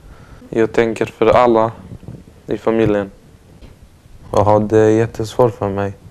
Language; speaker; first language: Swedish; early bilingual, other home language; Romany